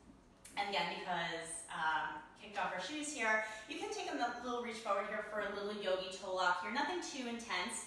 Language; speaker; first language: English; native; English